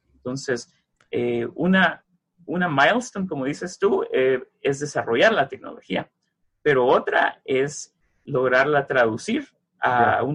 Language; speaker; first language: Spanish; native; Spanish